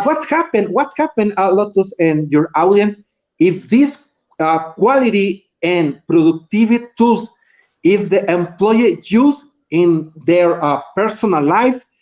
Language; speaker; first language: English; non-native, learner; Spanish